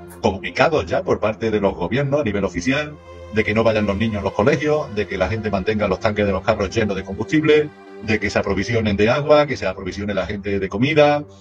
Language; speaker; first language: Spanish; native; Spanish